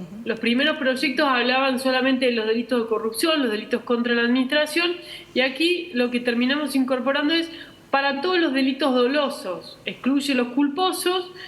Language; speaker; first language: Spanish; native; Spanish